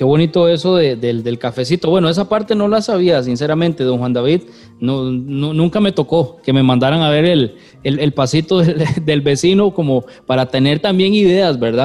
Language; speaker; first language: Spanish; native; Spanish